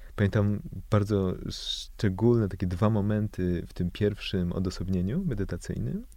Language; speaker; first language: Polish; native; Polish